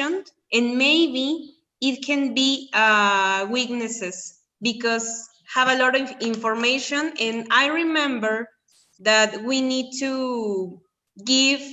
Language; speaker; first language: English; non-native, learner; Spanish